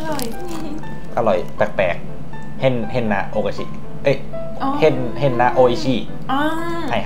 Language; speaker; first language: Japanese; non-native, learner; Thai